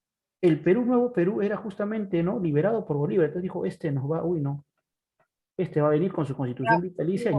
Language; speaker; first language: Spanish; native; Spanish